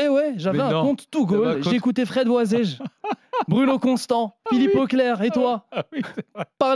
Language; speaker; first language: French; native; French